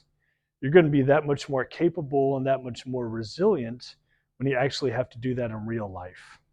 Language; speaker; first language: English; native; English